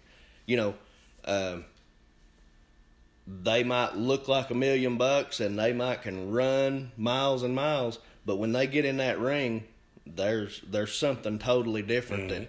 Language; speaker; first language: English; native; English